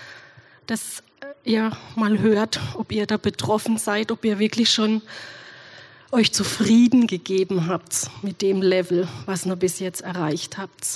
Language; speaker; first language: German; native; German